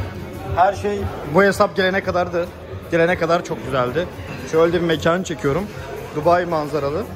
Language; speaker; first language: Turkish; native; Turkish